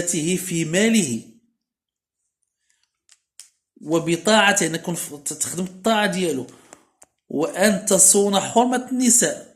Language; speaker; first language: Arabic; native; Arabic